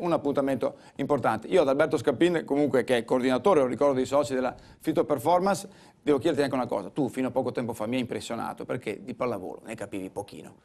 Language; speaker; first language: Italian; native; Italian